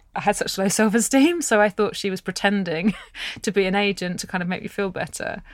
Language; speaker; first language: English; native; English